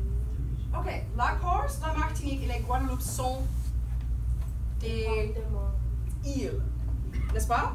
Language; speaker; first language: French; non-native, fluent; English